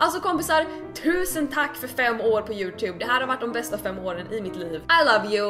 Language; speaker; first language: Swedish; native; Swedish